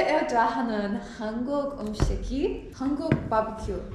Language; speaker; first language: Korean; non-native, learner; English